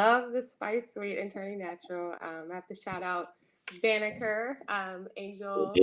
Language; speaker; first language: English; native; English